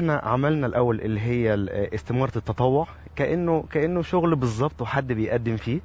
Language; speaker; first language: Arabic; native; Arabic